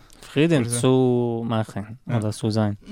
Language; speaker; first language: German; non-native, learner; Arabic